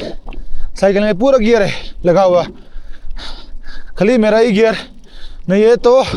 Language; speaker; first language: Hindi; non-native, local second language; Mizo